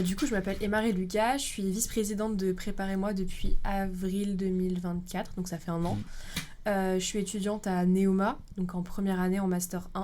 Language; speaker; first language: French; native; French